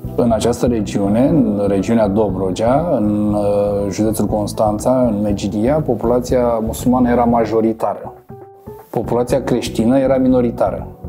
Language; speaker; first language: Romanian; non-native, local second language; Crimean Tatar